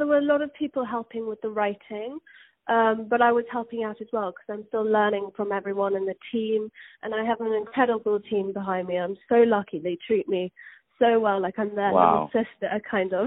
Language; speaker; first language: English; native; English